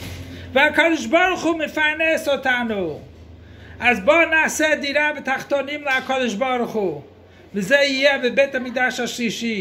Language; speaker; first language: Hebrew; non-native, fluent; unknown